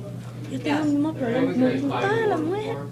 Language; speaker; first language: Spanish; early bilingual, heritage; Spanish